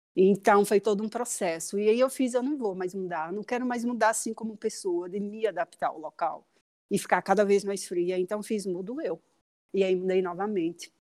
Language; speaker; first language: Portuguese; native; Portuguese